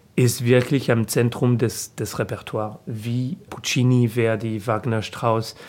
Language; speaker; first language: German; non-native, fluent; French